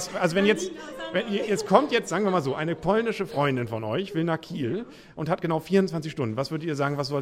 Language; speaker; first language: German; native; German